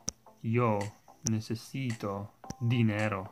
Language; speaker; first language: Spanish; non-native, learner; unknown